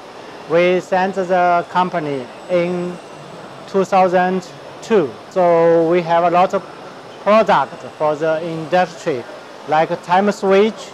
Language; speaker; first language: English; non-native, learner; Chinese